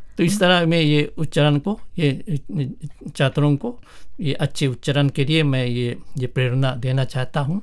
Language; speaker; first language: Hindi; non-native, fluent; Japanese